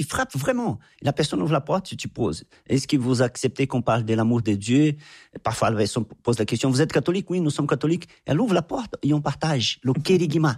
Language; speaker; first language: French; non-native, fluent; Portuguese